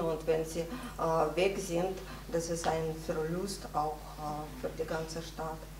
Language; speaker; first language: German; non-native, fluent; Russian